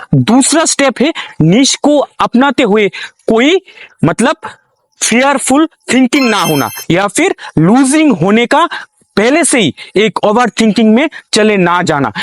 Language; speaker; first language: Hindi; non-native, local second language; Bangla